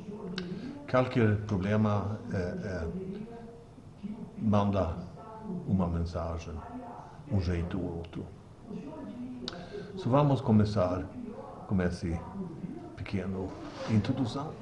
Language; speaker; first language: Portuguese; non-native, learner; Swedish